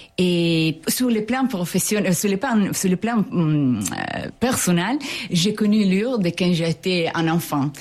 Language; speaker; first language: French; non-native, fluent; Italian